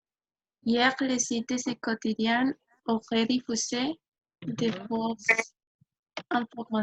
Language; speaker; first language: French; non-native, learner; Spanish